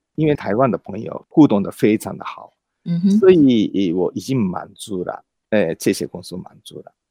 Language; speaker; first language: Chinese; non-native, fluent; Japanese